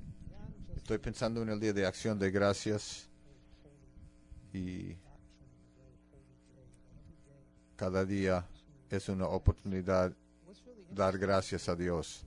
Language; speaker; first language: Spanish; non-native, fluent; English